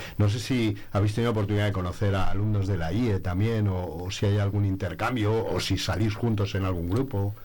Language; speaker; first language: Spanish; native; Spanish